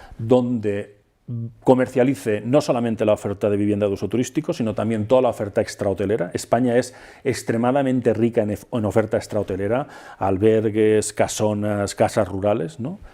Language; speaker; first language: Spanish; native; Spanish